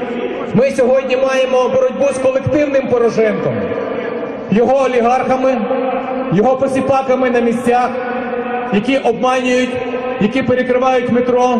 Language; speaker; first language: Ukrainian; native; Ukrainian